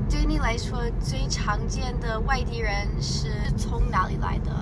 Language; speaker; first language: Chinese; non-native, fluent; English